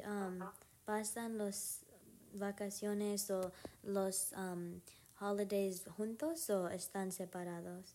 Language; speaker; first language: Spanish; non-native, learner; English